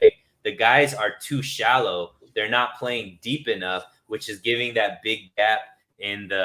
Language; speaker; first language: English; native; English